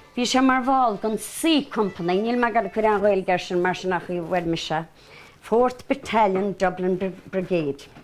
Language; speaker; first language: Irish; native; Irish